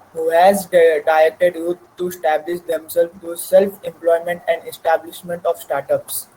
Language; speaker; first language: English; non-native, local second language; Marathi